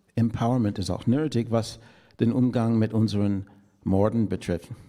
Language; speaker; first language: German; non-native, fluent; English